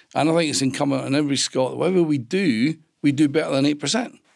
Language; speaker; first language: English; native; English